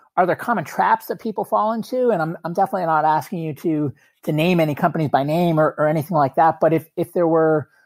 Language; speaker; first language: English; native; English